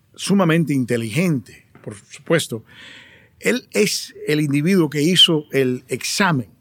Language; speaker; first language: Spanish; early bilingual, heritage; Spanish